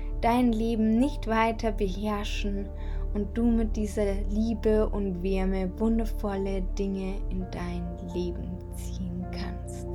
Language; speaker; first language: German; native; German